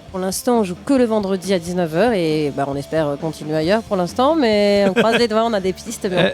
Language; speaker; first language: French; native; French